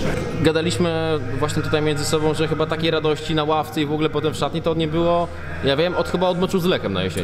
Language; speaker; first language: Polish; native; Polish